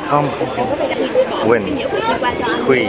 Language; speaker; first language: Vietnamese; early bilingual, heritage; English